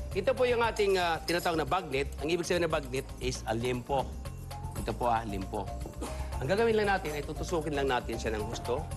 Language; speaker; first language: Filipino; native; Filipino